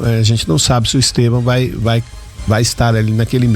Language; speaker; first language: Portuguese; native; Portuguese